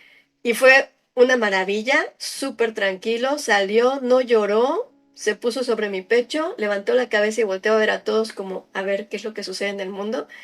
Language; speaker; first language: Spanish; native; Spanish